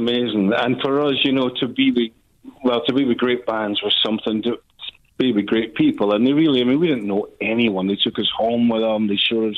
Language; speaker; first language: English; native; English